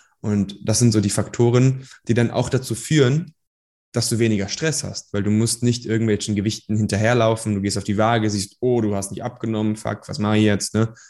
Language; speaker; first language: German; early bilingual, other home language; Persian